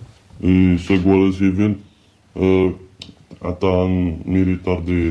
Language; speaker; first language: Spanish; non-native, learner; Arabic